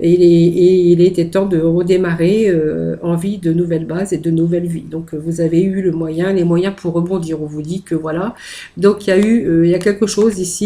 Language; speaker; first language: French; native; French